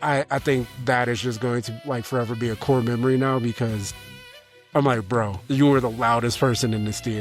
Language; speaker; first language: English; native; English